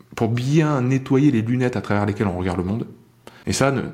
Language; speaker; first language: French; native; French